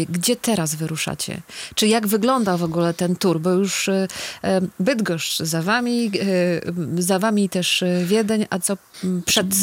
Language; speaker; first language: Polish; native; Polish